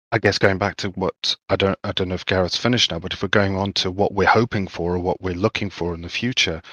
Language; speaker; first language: English; native; English